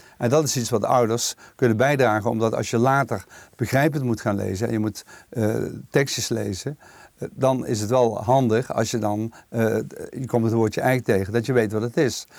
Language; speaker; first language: Dutch; native; Dutch